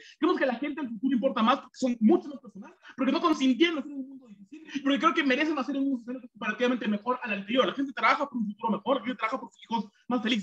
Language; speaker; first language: Spanish; native; Spanish